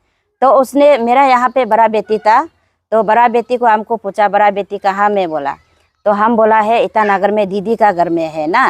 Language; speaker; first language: Hindi; non-native, local second language; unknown